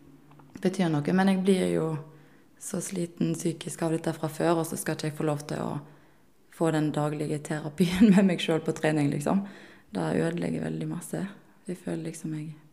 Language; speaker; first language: Norwegian; native; Norwegian